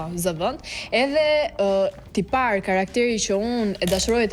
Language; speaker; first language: Albanian; native; Albanian